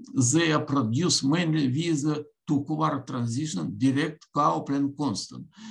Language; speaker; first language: English; non-native, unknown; Russian